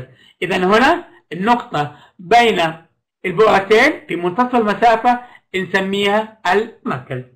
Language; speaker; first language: Arabic; native; Arabic